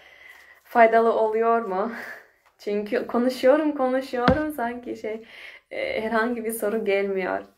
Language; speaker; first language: Turkish; non-native, fluent; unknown